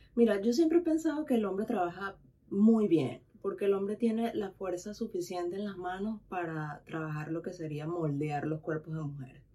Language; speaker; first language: Spanish; native; Spanish